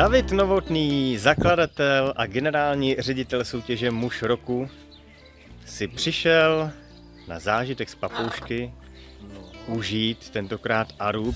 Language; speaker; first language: Czech; native; Czech